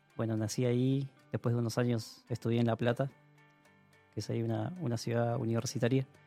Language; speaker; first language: Spanish; native; Spanish